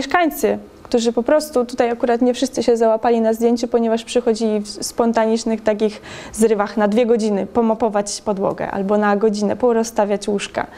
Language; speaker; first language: Polish; native; Polish